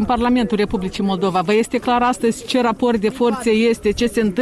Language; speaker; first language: Romanian; native; Romanian